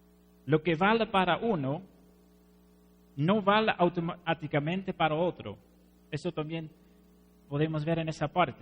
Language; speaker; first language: Spanish; non-native, fluent; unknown